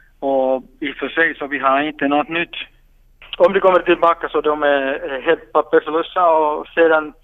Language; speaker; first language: Swedish; non-native, local second language; Finnish